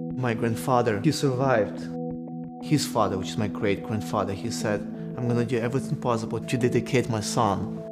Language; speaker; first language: English; non-native, fluent; Russian